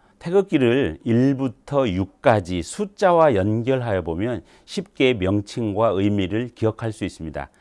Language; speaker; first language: Korean; native; Korean